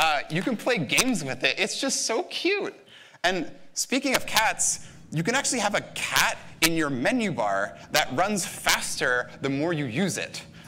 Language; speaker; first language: English; native; English